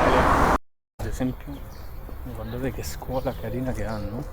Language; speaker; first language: Italian; native; Italian